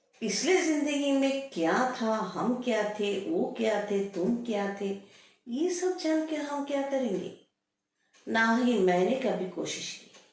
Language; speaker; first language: Hindi; non-native, local second language; Bangla